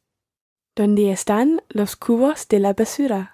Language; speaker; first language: Spanish; non-native, learner; English